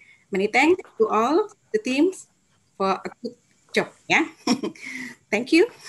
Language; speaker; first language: English; non-native, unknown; Indonesian